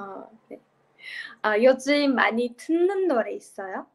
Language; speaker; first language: Korean; non-native, learner; Turkish